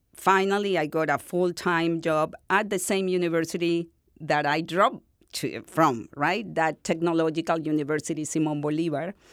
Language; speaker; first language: English; non-native, fluent; Spanish